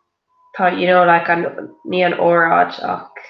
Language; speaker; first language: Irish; non-native, local second language; English